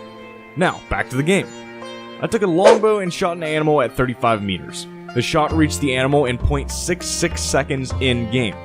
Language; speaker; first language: English; native; English